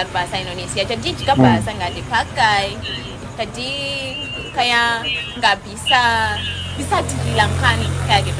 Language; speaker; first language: Indonesian; non-native, fluent; Shona